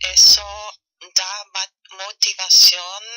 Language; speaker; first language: Spanish; non-native, learner; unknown